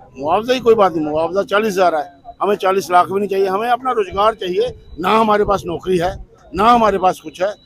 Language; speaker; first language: Hindi; non-native, local second language; Dogri